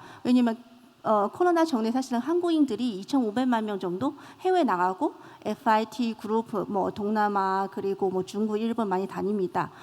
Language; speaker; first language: Korean; non-native, fluent; Chinese